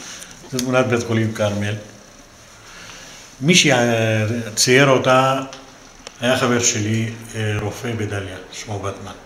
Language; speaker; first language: Hebrew; non-native, local second language; Arabic